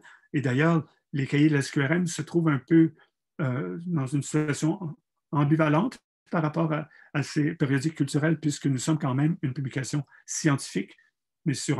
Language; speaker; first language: French; native; French